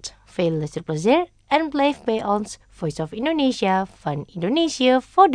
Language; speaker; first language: Dutch; non-native, fluent; Indonesian